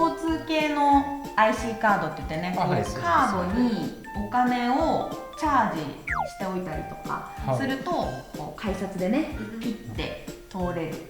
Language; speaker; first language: Japanese; native; Japanese